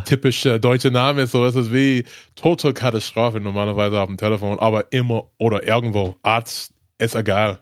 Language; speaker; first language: German; non-native, learner; English